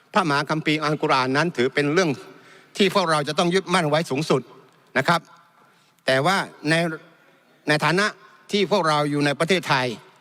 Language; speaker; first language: Thai; non-native, local second language; Malay